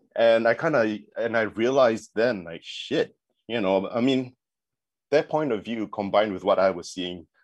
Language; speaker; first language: English; native; English